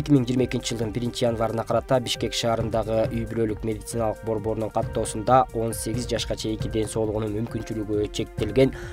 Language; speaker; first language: Kyrgyz; native; Kyrgyz